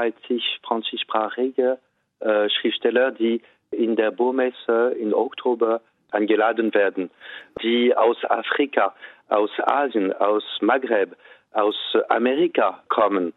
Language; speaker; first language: German; non-native, fluent; French